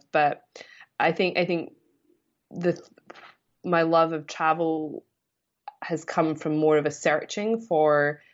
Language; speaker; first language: English; native; English